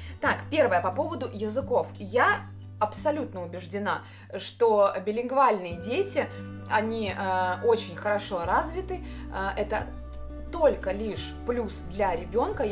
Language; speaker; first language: Russian; native; Russian